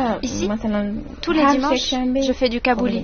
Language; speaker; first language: French; non-native, fluent; Persian